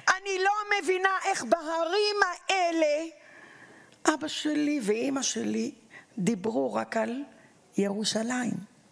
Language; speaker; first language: Hebrew; early bilingual, other home language; Arabic